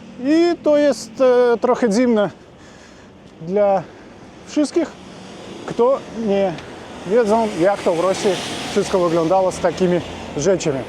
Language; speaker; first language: Polish; non-native, fluent; Russian